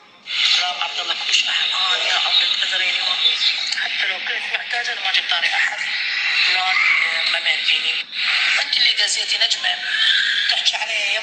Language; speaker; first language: Arabic; native; Arabic